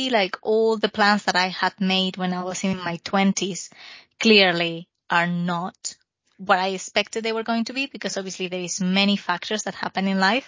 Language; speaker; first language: English; non-native, fluent; Spanish